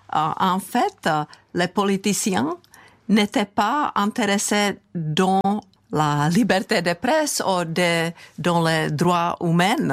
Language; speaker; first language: French; non-native, fluent; Czech